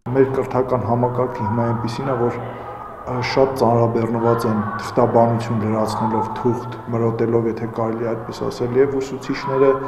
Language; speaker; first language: Armenian; native; Armenian